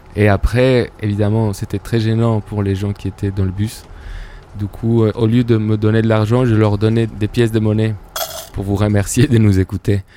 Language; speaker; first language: French; non-native, fluent; Spanish